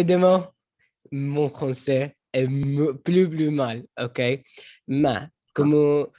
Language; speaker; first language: French; non-native, learner; Arabic